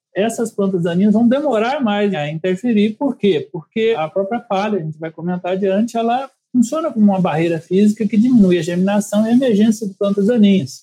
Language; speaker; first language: Portuguese; native; Portuguese